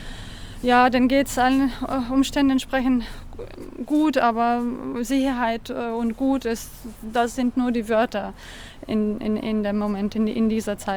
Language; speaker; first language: German; non-native, fluent; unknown